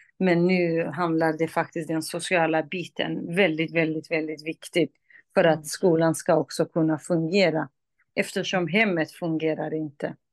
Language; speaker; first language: Swedish; non-native, fluent; Kurdish